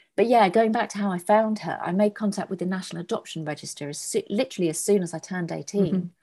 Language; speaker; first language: English; native; English